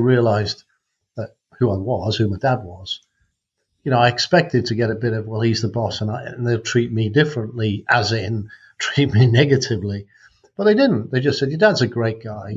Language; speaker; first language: English; native; English